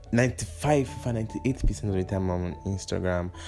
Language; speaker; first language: English; non-native, local second language; Yoruba